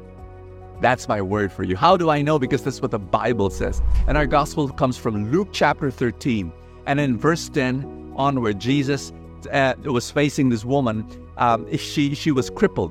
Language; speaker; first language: English; non-native, local second language; Filipino